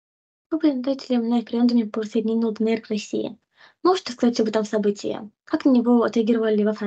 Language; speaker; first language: Russian; native; Russian